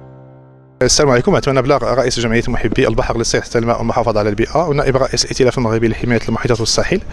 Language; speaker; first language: Arabic; native; Arabic